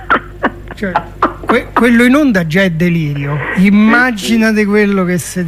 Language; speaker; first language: Italian; native; Italian